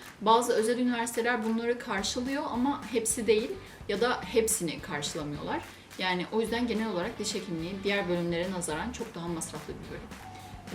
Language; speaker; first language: Turkish; native; Turkish